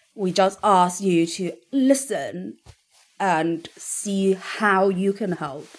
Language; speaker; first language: English; non-native, local second language; Cantonese